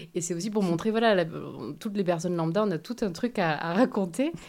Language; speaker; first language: French; native; French